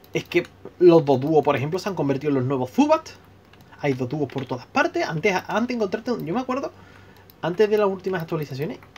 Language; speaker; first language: Spanish; native; Spanish